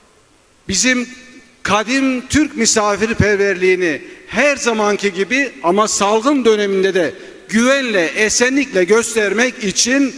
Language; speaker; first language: Turkish; native; Turkish